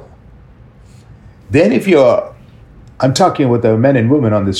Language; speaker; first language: English; non-native, local second language; Tamil